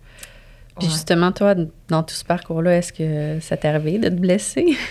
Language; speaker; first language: French; native; French